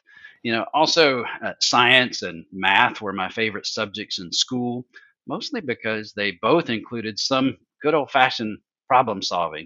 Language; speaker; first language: English; native; English